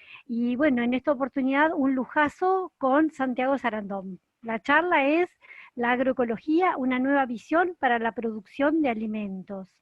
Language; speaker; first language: Spanish; native; Spanish